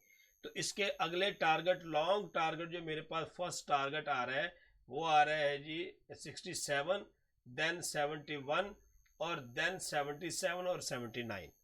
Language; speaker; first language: Hindi; non-native, local second language; Punjabi